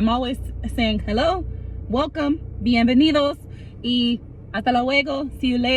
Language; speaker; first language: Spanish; non-native, learner; English